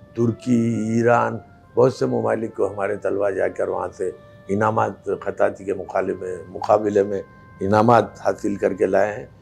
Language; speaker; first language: Urdu; native; Urdu